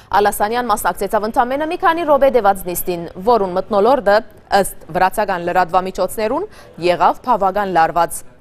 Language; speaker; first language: Armenian; early bilingual, heritage; Armenian